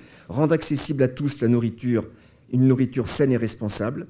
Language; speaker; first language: French; native; French